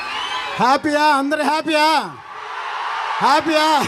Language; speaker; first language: Telugu; native; Telugu